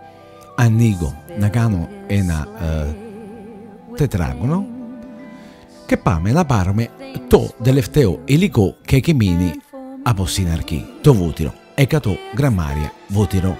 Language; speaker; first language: Greek; non-native, learner; Italian